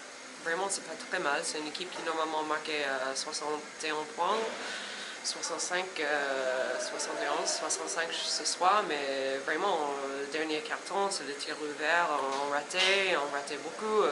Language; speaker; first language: French; non-native, fluent; English